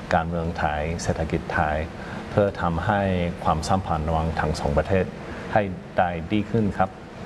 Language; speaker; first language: Thai; non-native, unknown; English